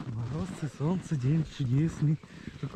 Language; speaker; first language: Russian; native; Russian